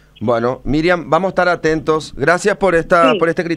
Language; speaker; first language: Spanish; native; Spanish